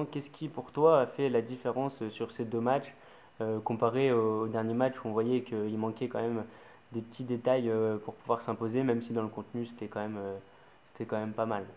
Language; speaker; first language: French; native; French